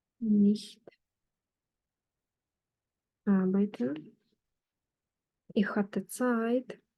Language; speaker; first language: German; non-native, fluent; Ukrainian